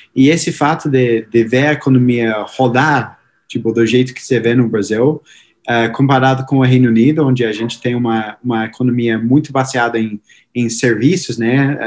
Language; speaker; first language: Portuguese; non-native, fluent; English